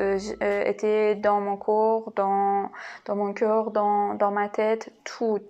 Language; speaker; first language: French; non-native, learner; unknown